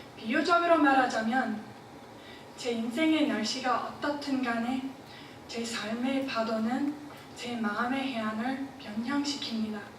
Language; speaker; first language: Korean; non-native, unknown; English